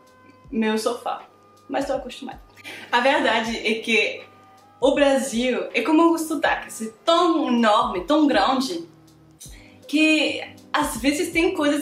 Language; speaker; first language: Portuguese; non-native, fluent; French